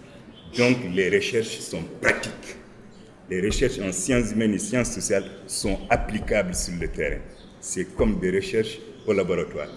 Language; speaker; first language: French; non-native, local second language; Wolof